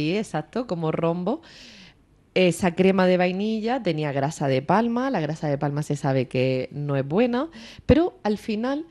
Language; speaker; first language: Spanish; native; Spanish